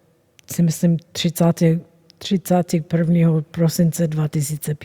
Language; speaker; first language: Czech; non-native, fluent; German